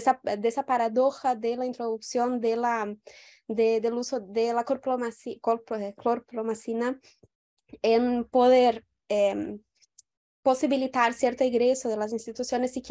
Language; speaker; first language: Spanish; non-native, fluent; Portuguese